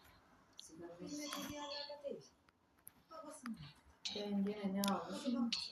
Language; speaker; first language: Bulgarian; non-native, local second language; Turkish